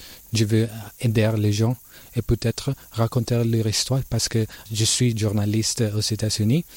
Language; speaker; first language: French; non-native, learner; Spanish